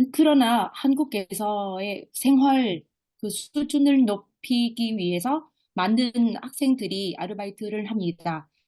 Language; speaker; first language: Korean; non-native, fluent; Vietnamese